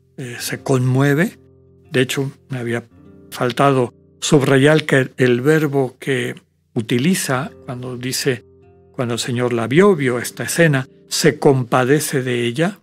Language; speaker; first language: Spanish; native; Spanish